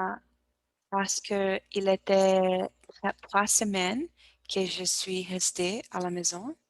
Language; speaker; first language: French; non-native, learner; Portuguese